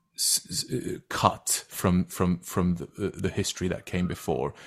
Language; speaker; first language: English; non-native, fluent; Turkish